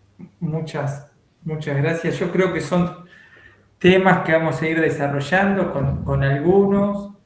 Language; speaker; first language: Spanish; native; Spanish